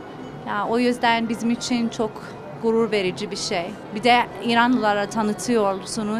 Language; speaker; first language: Turkish; non-native, learner; Persian